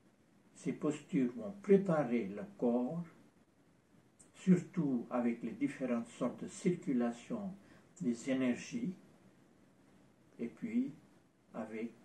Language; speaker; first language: French; non-native, fluent; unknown